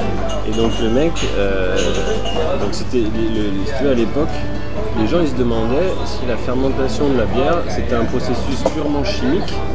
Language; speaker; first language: French; native; French